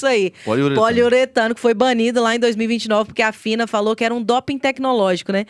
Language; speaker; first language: Portuguese; native; Portuguese